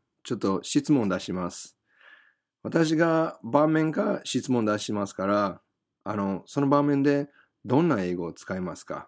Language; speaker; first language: Japanese; non-native, fluent; English